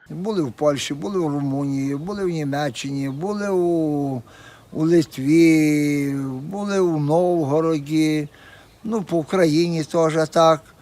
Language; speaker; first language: Ukrainian; native; Ukrainian